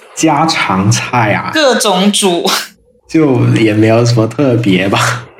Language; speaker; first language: Chinese; non-native, local second language; Min Nan Chinese